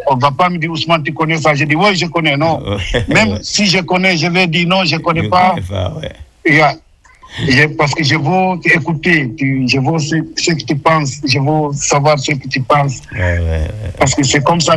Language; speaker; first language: French; non-native, local second language; Wolof